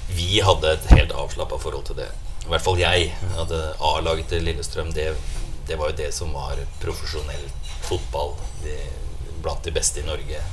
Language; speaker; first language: Norwegian; native; Norwegian